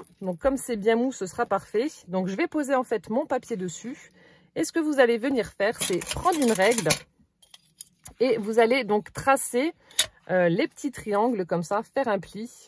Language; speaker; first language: French; native; French